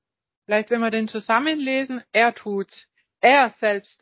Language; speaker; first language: German; non-native, learner; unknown